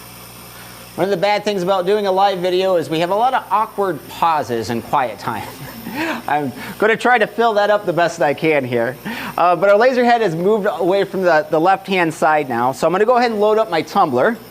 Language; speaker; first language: English; native; English